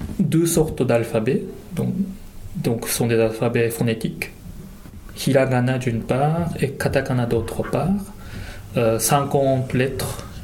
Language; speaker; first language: French; non-native, fluent; Japanese